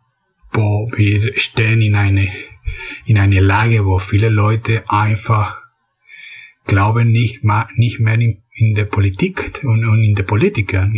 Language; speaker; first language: German; non-native, fluent; Spanish